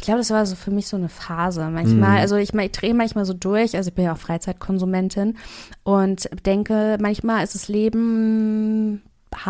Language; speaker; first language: German; native; German